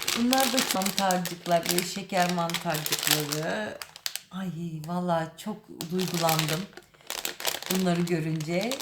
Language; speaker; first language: Turkish; early bilingual, heritage; Turkish